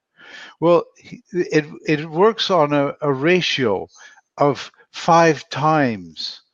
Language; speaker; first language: English; non-native, fluent; Spanish